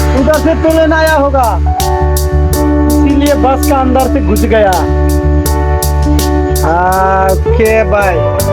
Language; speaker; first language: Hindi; non-native, local second language; Bangla